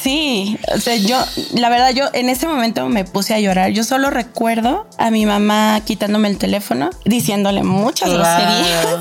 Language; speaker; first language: Spanish; native; Spanish